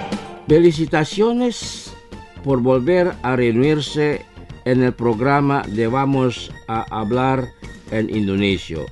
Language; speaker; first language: Spanish; non-native, fluent; Indonesian